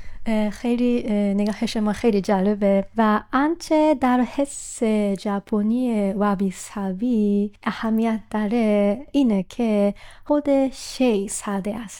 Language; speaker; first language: Persian; non-native, fluent; Japanese